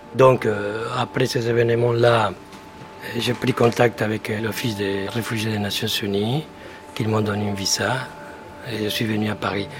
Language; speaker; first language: French; non-native, fluent; Spanish